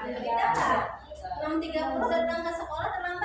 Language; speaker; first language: Indonesian; native; Indonesian